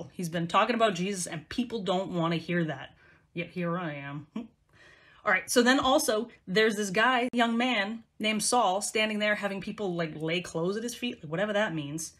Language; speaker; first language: English; native; English